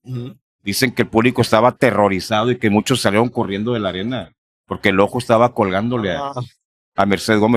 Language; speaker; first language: Spanish; native; Spanish